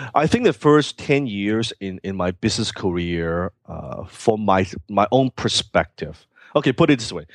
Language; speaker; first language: English; non-native, local second language; Cantonese